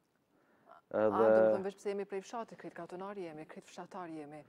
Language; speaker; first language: Albanian; native; Albanian